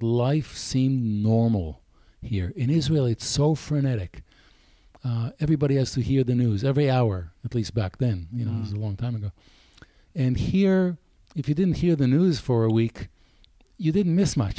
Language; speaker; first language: English; non-native, fluent; Hebrew